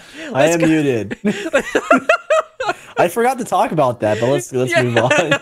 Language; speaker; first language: English; native; English